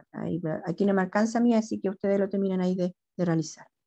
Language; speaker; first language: Spanish; native; Spanish